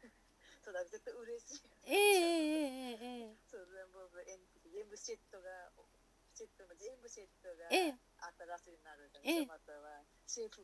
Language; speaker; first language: Japanese; non-native, learner; Nepali